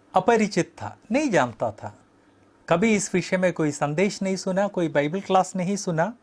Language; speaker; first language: Hindi; native; Hindi